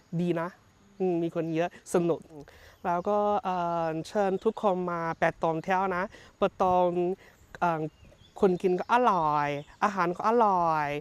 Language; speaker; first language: Thai; non-native, learner; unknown